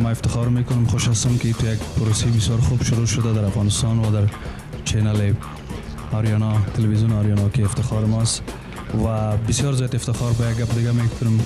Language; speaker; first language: Persian; non-native, local second language; Pashto